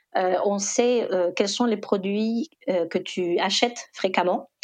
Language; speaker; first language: French; non-native, fluent; Spanish